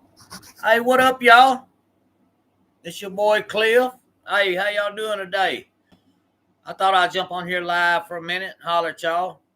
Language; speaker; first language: English; native; English